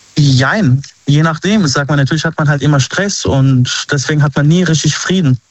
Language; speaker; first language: German; early bilingual, other home language; Arabic